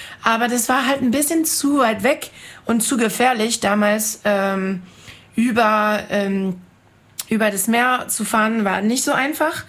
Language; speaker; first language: German; non-native, fluent; French